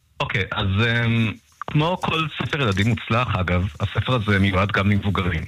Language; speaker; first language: Hebrew; early bilingual, other home language; Russian